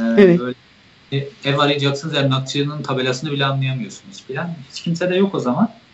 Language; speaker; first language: Turkish; native; Turkish